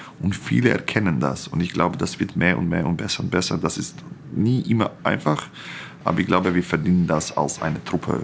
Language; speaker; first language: German; non-native, fluent; Croatian